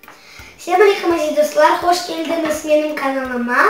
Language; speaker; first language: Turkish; early bilingual, heritage; Crimean Tatar